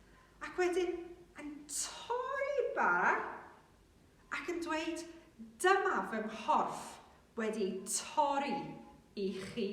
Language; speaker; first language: Welsh; non-native, local second language; English